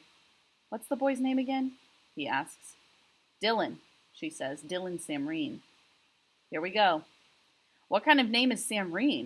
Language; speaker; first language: English; native; English